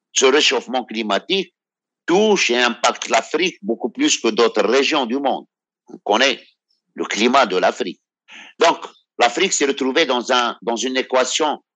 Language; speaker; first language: French; non-native, local second language; Arabic